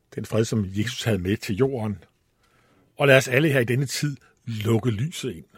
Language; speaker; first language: Danish; native; Danish